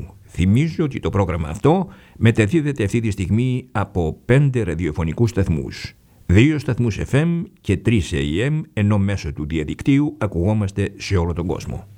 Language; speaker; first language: Greek; native; Greek